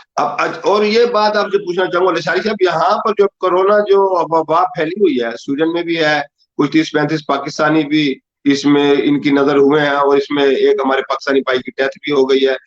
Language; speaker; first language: Urdu; native; Urdu